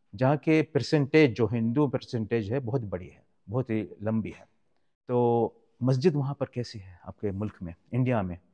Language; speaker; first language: Urdu; non-native, fluent; Arabic